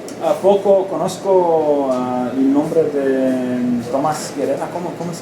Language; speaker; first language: Spanish; non-native, learner; Romanian